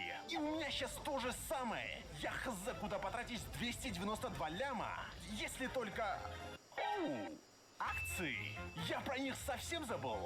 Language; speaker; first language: Russian; native; Russian